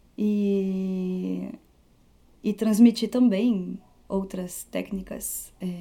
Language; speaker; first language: Portuguese; early bilingual, heritage; Portuguese